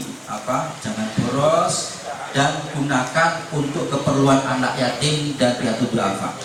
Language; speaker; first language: Indonesian; native; Indonesian